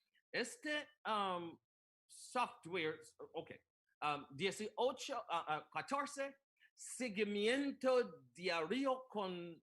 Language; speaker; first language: Spanish; non-native, learner; English